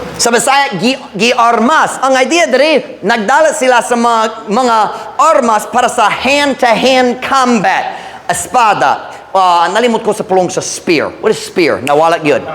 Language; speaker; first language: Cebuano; non-native, fluent; English